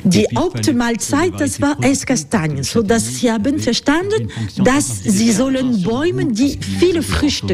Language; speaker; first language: German; non-native, fluent; French